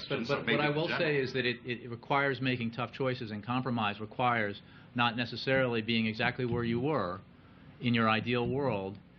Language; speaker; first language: English; native; English